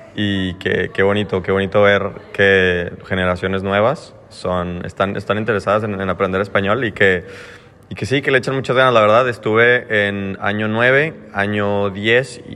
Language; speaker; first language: Spanish; native; Spanish